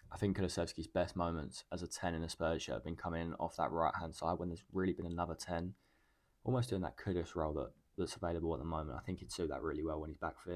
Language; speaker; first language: English; native; English